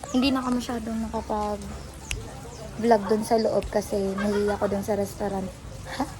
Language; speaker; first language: Filipino; native; Filipino